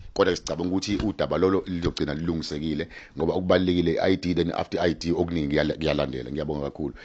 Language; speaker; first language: Zulu; native; Zulu